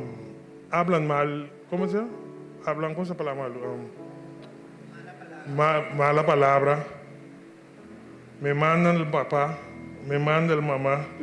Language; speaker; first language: Spanish; non-native, local second language; Papiamento